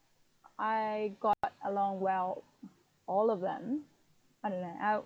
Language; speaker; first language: English; non-native, fluent; Japanese